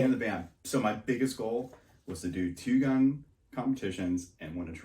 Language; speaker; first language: English; native; English